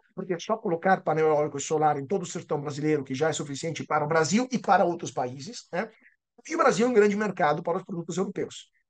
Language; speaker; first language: Portuguese; non-native, fluent; Italian